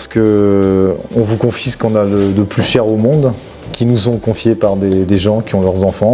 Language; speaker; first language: French; native; French